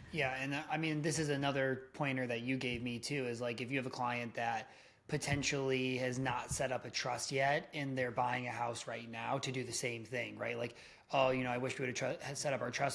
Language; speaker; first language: English; native; English